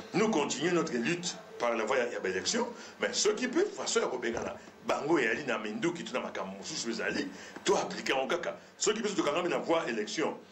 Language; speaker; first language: French; non-native, local second language; Lingala